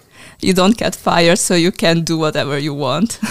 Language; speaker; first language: English; non-native, fluent; Hungarian